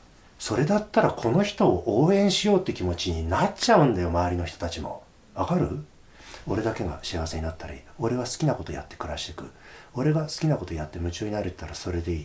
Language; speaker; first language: Japanese; native; Japanese